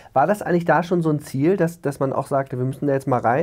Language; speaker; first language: German; native; German